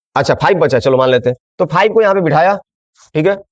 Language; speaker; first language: Hindi; non-native, local second language; Bangla